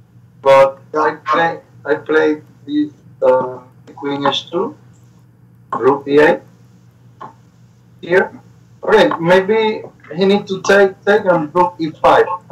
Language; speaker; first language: English; non-native, learner; Spanish